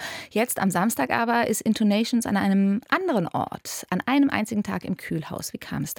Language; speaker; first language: German; native; German